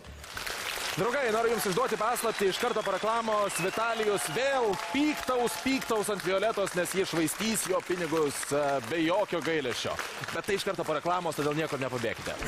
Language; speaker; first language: Lithuanian; native; Lithuanian